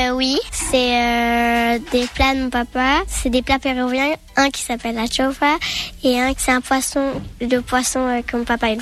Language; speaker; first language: French; early bilingual, other home language; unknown